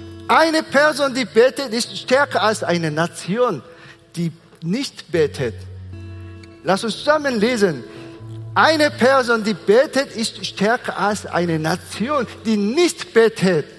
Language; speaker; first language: German; non-native, fluent; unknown